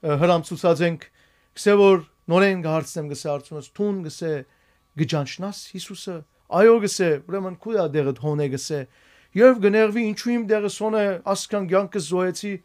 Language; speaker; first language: Armenian; native; Armenian